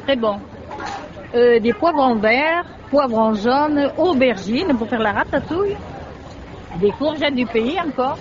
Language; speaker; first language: French; native; French